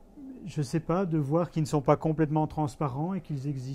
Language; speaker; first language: French; native; French